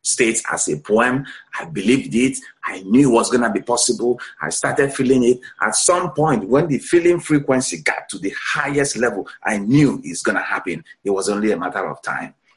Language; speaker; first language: English; non-native, local second language; Igbo